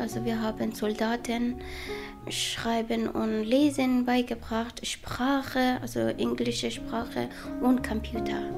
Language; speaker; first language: German; non-native, learner; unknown